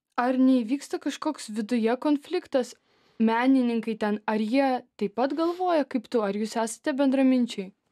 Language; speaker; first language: Lithuanian; non-native, local second language; Russian